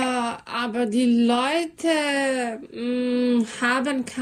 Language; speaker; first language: German; non-native, learner; Serbian